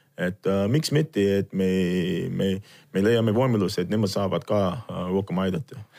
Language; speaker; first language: Estonian; non-native, fluent; English